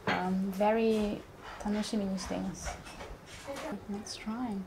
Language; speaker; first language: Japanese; non-native, fluent; Russian